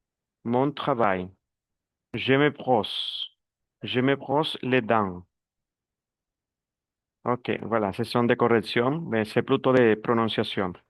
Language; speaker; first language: French; non-native, fluent; Spanish